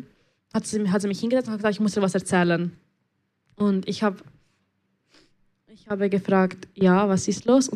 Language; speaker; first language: German; early bilingual, other home language; Spanish